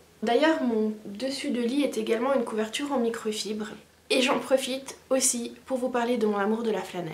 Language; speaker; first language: French; native; French